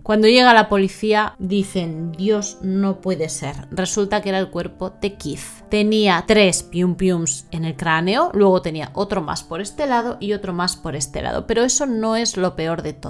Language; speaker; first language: Spanish; native; Spanish